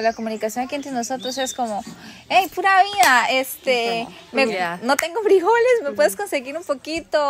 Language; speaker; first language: Spanish; native; Spanish